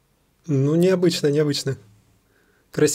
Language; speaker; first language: Russian; native; Russian